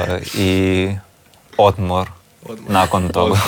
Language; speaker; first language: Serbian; non-native, learner; Russian